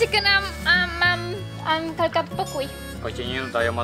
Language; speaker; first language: Spanish; non-native, fluent; Romanian